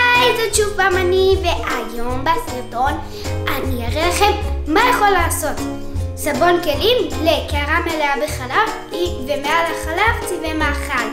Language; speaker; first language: Hebrew; native; Hebrew